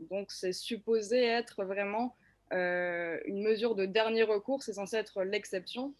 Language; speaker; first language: French; native; French